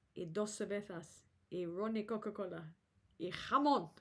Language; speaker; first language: Spanish; non-native, learner; English